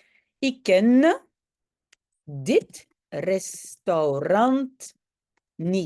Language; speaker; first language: Dutch; non-native, local second language; French